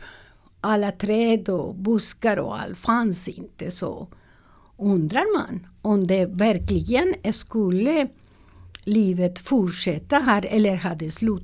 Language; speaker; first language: Swedish; non-native, learner; Spanish